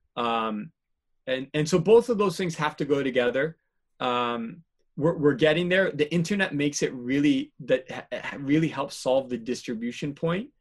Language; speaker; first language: English; native; English